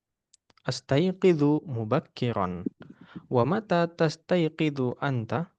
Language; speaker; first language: Arabic; non-native, fluent; Indonesian